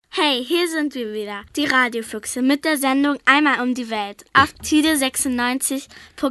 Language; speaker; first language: German; early bilingual, other home language; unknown